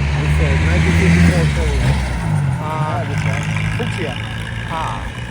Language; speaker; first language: English; non-native, fluent; Spanish